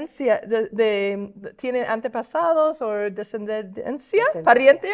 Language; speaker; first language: Spanish; non-native, fluent; English